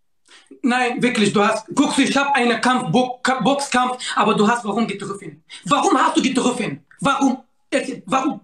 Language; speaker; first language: German; non-native, learner; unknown